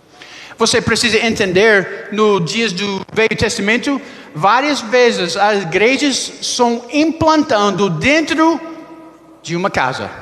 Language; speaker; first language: Portuguese; non-native, learner; English